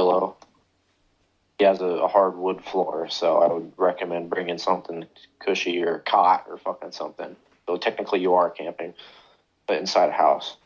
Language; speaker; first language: English; native; English